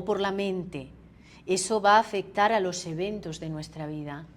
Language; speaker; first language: Spanish; native; Spanish